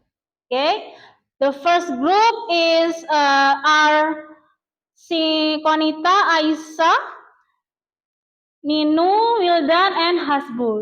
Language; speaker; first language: English; non-native, learner; Indonesian